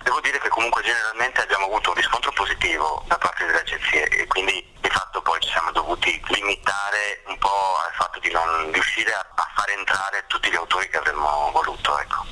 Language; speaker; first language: Italian; native; Italian